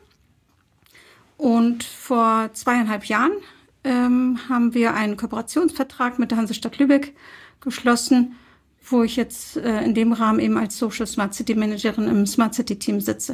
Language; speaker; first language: German; early bilingual, other home language; Turkish